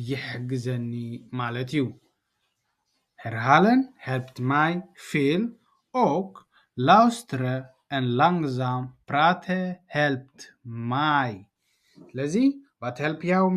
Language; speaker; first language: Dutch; non-native, learner; Tigrinya